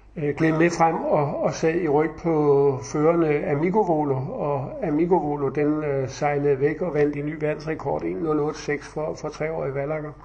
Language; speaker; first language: Danish; native; Danish